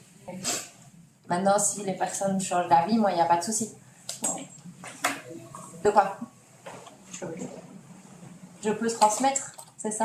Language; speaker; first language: French; native; French